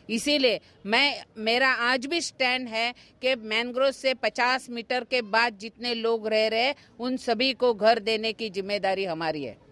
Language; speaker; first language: Hindi; non-native, local second language; Marathi